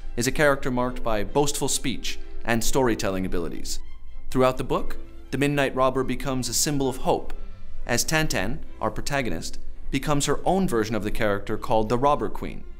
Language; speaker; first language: English; native; English